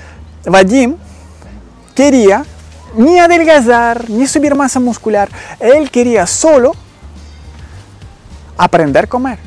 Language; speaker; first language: Spanish; non-native, learner; Ukrainian